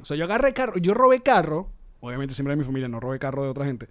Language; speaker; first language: Spanish; native; Spanish